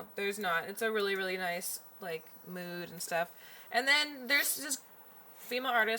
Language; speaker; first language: English; native; English